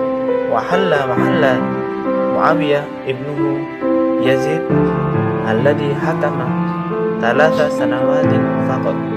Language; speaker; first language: Arabic; non-native, learner; Indonesian